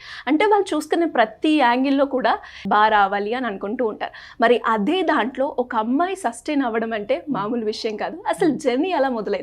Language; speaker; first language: Telugu; native; Telugu